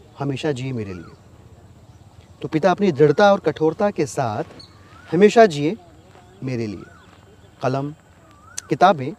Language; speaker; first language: Hindi; native; Hindi